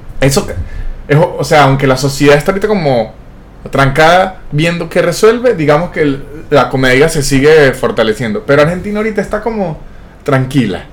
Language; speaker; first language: Spanish; native; Spanish